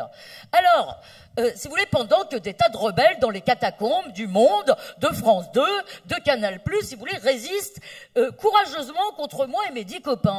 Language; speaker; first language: French; native; French